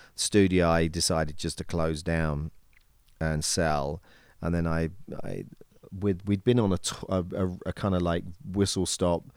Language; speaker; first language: English; native; English